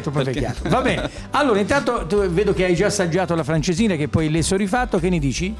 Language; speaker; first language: Italian; native; Italian